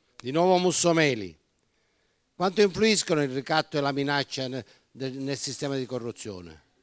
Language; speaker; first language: Italian; native; Italian